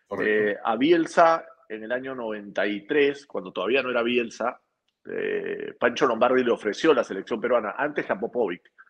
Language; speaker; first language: Spanish; native; Spanish